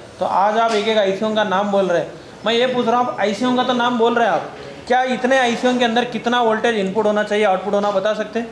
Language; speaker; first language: Hindi; native; Hindi